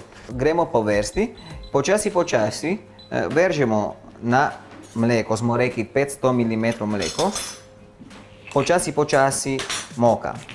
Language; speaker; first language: Slovenian; non-native, learner; Italian